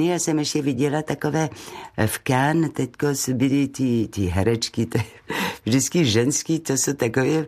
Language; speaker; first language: Czech; non-native, learner; French